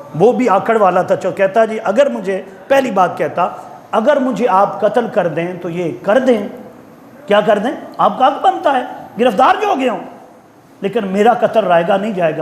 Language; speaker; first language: Urdu; non-native, local second language; Punjabi